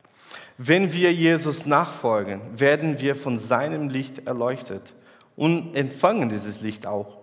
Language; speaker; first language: German; non-native, fluent; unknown